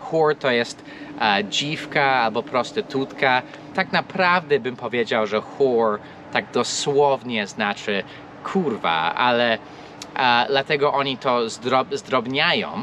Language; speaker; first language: Polish; non-native, fluent; English